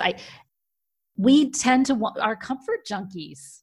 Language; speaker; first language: English; native; English